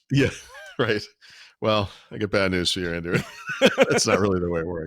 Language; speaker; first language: English; native; English